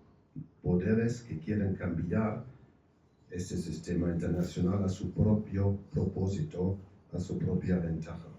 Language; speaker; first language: Spanish; non-native, fluent; German